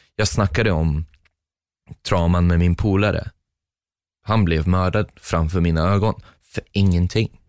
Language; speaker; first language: Swedish; non-native, fluent; Arabic